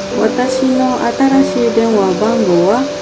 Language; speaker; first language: Japanese; non-native, learner; Malay